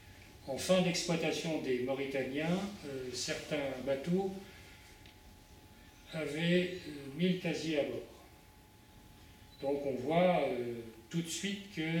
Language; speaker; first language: French; native; French